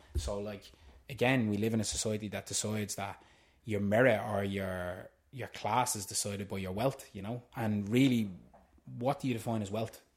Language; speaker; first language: English; native; English